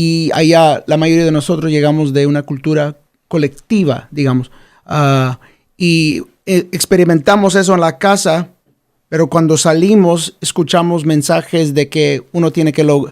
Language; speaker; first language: Spanish; early bilingual, heritage; Spanish